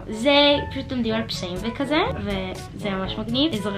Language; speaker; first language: Hebrew; native; Hebrew